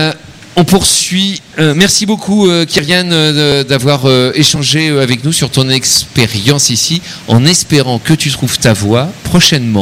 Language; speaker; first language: French; native; French